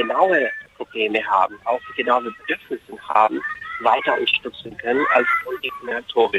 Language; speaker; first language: German; non-native, fluent; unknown